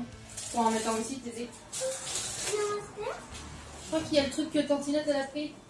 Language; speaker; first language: French; native; French